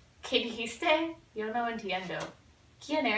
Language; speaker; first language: Spanish; non-native, learner; English